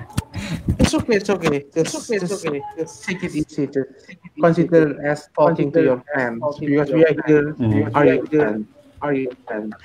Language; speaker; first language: English; non-native, fluent; Indonesian